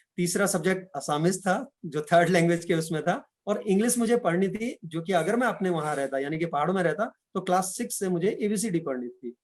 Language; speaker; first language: Hindi; non-native, local second language; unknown